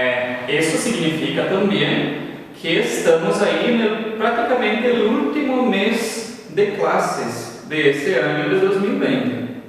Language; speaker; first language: Spanish; non-native, fluent; Portuguese